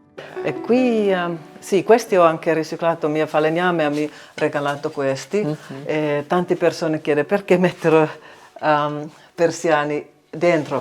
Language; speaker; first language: Italian; non-native, learner; Finnish